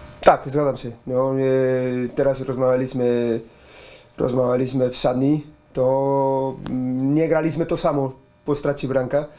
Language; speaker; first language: Polish; non-native, learner; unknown